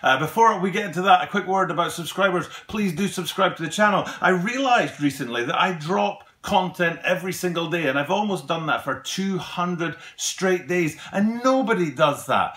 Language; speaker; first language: English; native; English